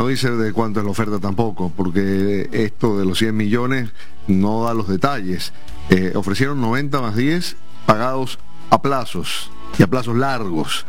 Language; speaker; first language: Spanish; native; Spanish